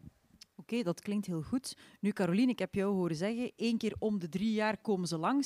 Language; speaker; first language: Dutch; native; Dutch